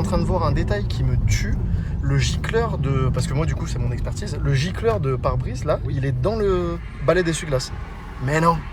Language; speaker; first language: French; native; French